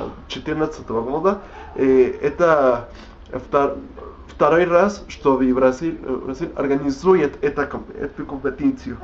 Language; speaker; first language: Russian; non-native, learner; Spanish